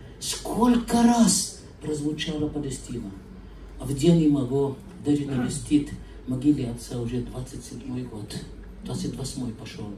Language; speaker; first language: Russian; non-native, fluent; Arabic